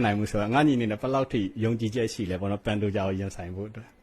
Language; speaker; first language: Burmese; native; Burmese